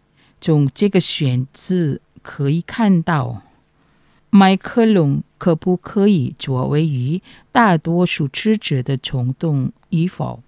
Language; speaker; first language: Chinese; non-native, fluent; Indonesian